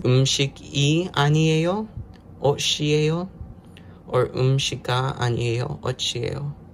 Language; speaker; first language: Korean; non-native, learner; English